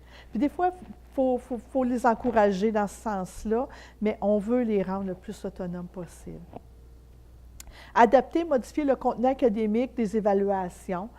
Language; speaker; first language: French; native; French